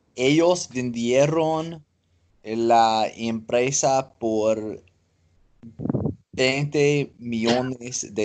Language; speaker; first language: Spanish; non-native, learner; English